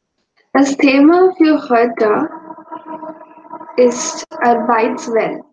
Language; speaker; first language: German; non-native, fluent; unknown